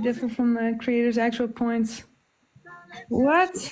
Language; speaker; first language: English; native; English